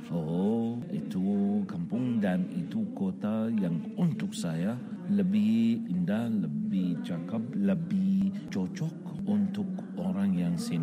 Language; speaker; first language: Indonesian; non-native, fluent; Arabic